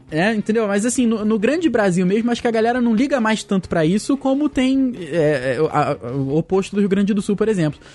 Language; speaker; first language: Portuguese; native; Portuguese